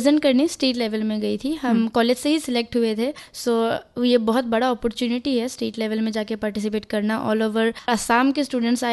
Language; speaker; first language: Hindi; non-native, local second language; Bangla